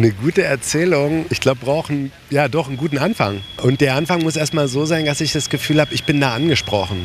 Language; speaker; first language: German; native; German